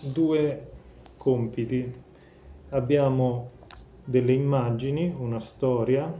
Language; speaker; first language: Italian; native; Italian